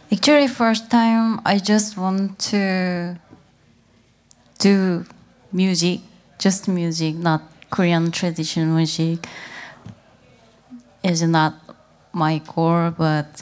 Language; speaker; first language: English; non-native, learner; Korean